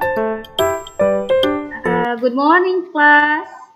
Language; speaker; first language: English; non-native, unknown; Indonesian